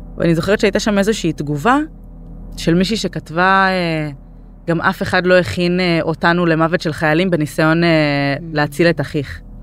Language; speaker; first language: Hebrew; native; Hebrew